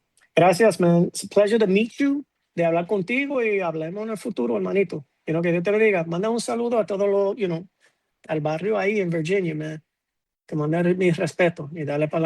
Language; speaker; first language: Spanish; non-native, fluent; English